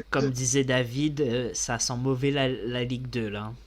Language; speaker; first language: French; native; French